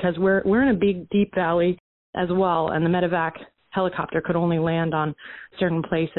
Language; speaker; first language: English; native; English